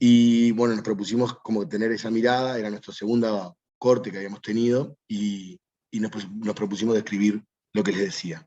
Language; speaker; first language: Spanish; native; Spanish